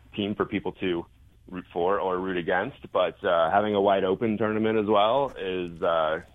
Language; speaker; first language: English; native; English